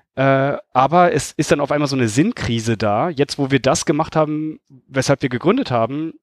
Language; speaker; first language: German; native; German